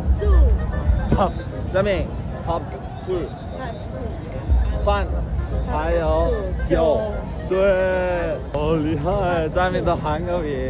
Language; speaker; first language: Chinese; non-native, learner; Korean